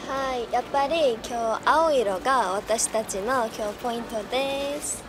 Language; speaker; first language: Japanese; non-native, learner; Korean